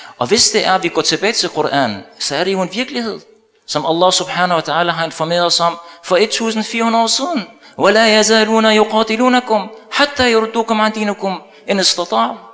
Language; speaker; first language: Danish; early bilingual, other home language; Arabic